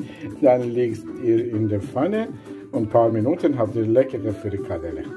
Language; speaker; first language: German; non-native, learner; Persian